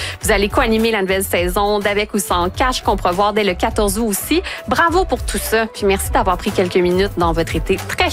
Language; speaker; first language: French; native; French